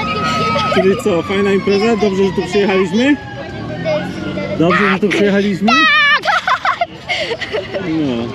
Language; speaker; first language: Polish; native; Polish